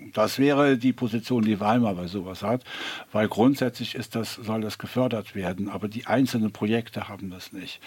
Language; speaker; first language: German; native; German